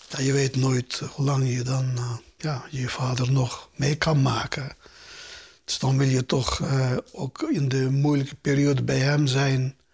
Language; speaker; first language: Dutch; early bilingual, other home language; Turkish